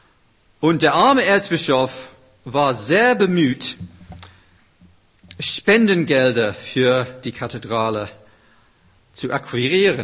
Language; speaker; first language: German; non-native, fluent; English